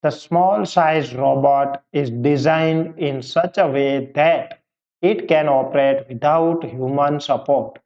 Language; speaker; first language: English; non-native, local second language; Gujarati